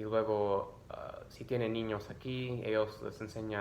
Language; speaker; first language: Spanish; early bilingual, other home language; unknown